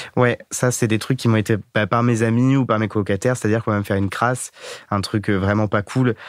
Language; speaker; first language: French; native; French